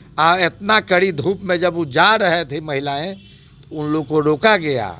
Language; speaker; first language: Hindi; native; Hindi